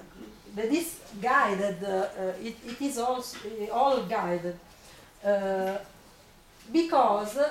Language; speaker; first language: English; non-native, fluent; Italian